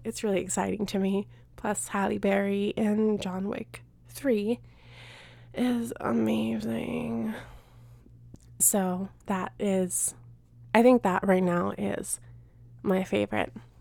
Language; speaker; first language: English; early bilingual, other home language; Spanish